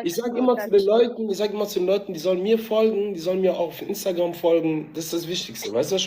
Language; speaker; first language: German; native; German